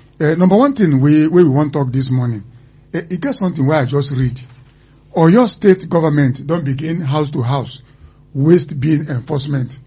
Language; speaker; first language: Nigerian Pidgin; non-native, local second language; Igbo